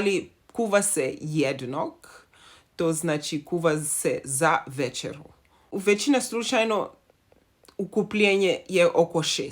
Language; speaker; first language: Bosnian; non-native, learner; Zulu